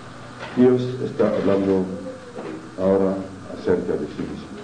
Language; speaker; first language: Spanish; non-native, fluent; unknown